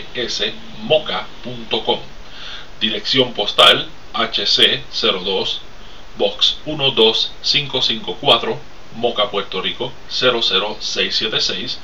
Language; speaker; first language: Spanish; native; Spanish